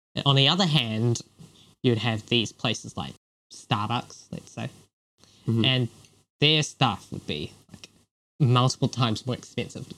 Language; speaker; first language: English; non-native, local second language; Cantonese